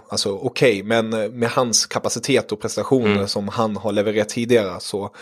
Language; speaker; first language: Swedish; early bilingual, other home language; German